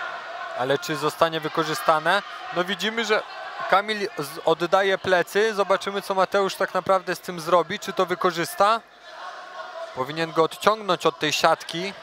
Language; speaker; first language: Polish; native; Polish